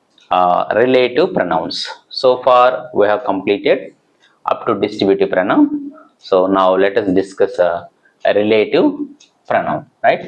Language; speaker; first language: English; non-native, local second language; Telugu